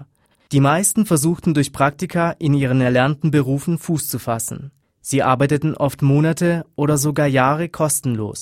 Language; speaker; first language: German; native; German